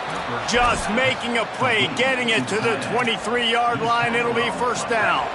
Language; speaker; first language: English; native; English